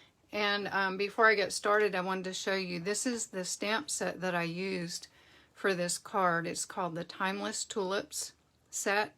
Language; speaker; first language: English; native; English